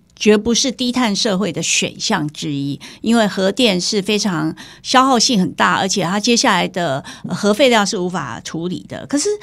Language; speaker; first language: Chinese; native; Chinese